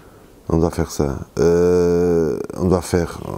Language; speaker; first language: French; non-native, fluent; Portuguese